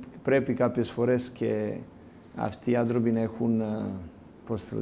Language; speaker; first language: Greek; non-native, learner; Serbian